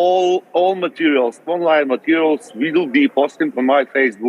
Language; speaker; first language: English; non-native, learner; Russian